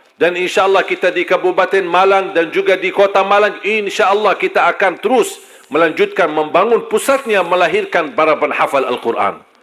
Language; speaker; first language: Malay; non-native, fluent; Arabic